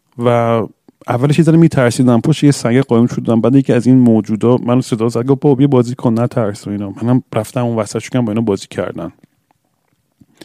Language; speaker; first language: Persian; early bilingual, heritage; English